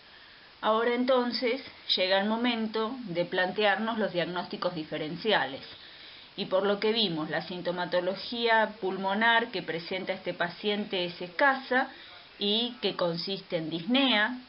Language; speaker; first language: Spanish; native; Spanish